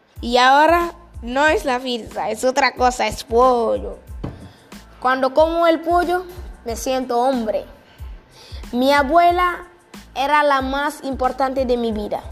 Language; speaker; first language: Spanish; non-native, learner; French